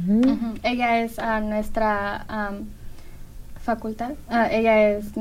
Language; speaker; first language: Spanish; early bilingual, heritage; Spanish